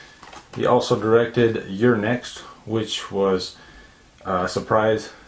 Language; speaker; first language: English; native; English